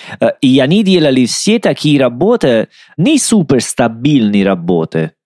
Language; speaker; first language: Russian; non-native, learner; Italian